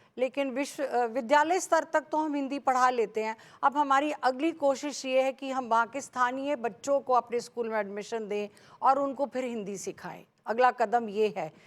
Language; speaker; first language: Hindi; native; Hindi